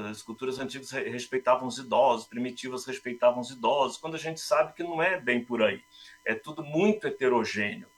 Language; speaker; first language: Portuguese; native; Portuguese